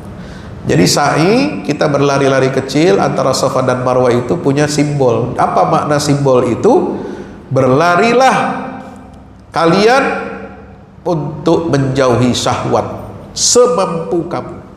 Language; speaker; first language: Indonesian; native; Indonesian